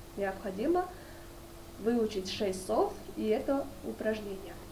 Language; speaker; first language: Russian; non-native, local second language; Kyrgyz